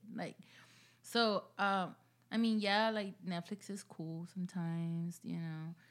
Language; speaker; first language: English; early bilingual, other home language; Spanish